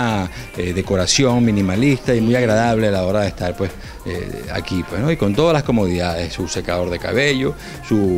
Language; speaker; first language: Spanish; native; Spanish